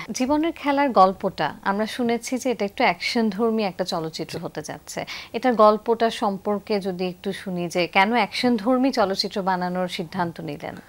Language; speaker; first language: Bangla; native; Bangla